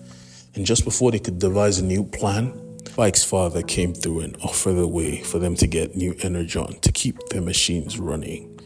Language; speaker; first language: English; native; English